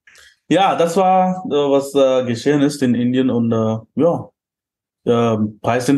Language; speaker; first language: German; non-native, fluent; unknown